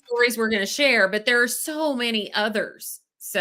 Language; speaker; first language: English; native; English